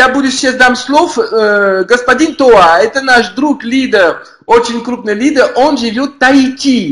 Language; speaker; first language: Russian; non-native, learner; French